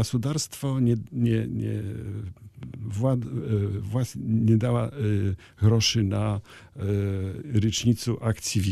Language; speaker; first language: Ukrainian; non-native, learner; Polish